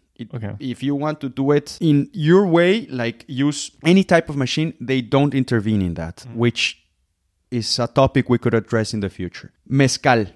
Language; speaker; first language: English; non-native, fluent; Spanish